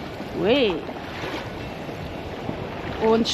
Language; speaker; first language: German; non-native, learner; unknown